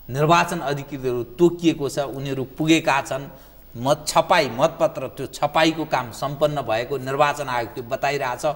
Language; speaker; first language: Nepali; native; Nepali